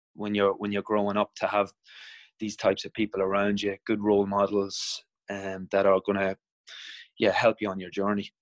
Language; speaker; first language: English; native; English